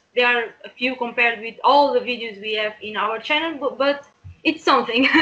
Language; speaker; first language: English; non-native, fluent; Portuguese